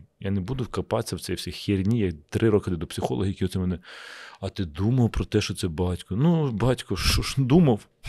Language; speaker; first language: Ukrainian; native; Ukrainian